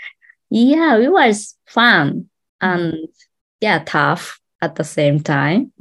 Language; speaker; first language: English; non-native, learner; Japanese